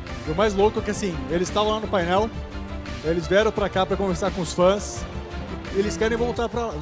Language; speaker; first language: Portuguese; native; Portuguese